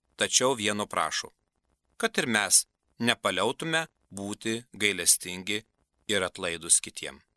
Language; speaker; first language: Lithuanian; native; Lithuanian